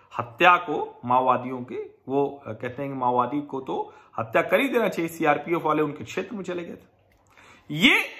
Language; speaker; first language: Hindi; native; Hindi